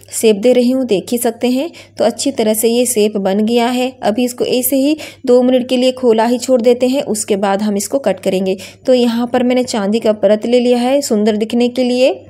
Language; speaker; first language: Hindi; native; Hindi